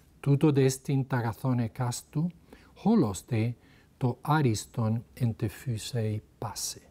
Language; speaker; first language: Greek; non-native, fluent; Spanish